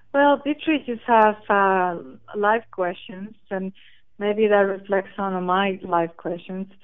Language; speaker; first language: English; non-native, fluent; Spanish